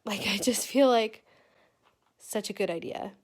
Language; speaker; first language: English; native; English